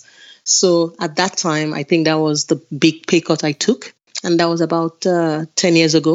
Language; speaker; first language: English; non-native, local second language; Yoruba